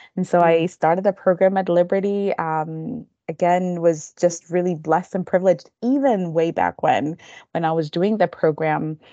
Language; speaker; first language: English; non-native, local second language; Kamba